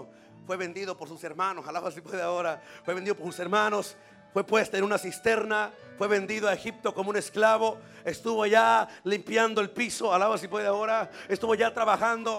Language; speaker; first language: Spanish; native; Spanish